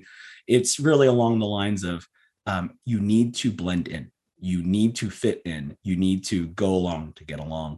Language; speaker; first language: English; native; English